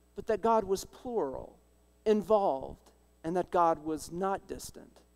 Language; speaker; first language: English; native; English